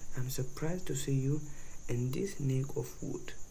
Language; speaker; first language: English; non-native, fluent; Amharic